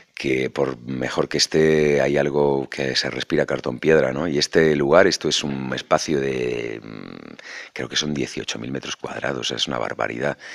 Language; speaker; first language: Spanish; native; Spanish